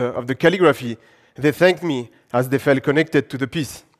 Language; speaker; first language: English; non-native, fluent; French